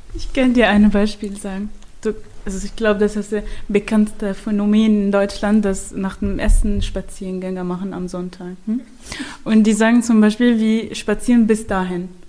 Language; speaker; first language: German; non-native, fluent; Arabic